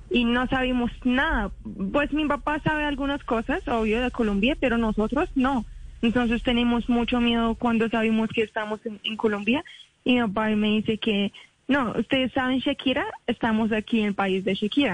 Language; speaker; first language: Spanish; non-native, fluent; Arabic